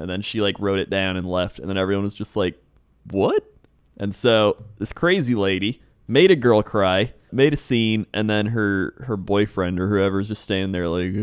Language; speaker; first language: English; native; English